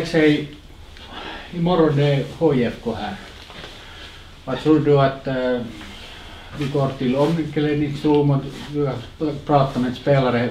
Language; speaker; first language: Swedish; non-native, local second language; Finnish